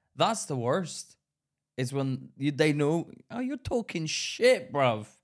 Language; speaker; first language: English; native; English